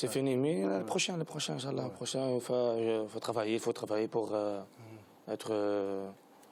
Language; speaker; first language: French; non-native, local second language; Arabic